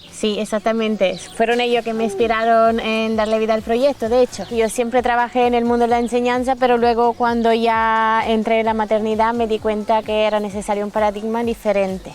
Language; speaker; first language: Spanish; non-native, fluent; Italian